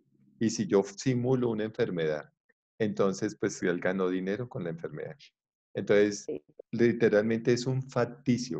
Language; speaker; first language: Spanish; native; Spanish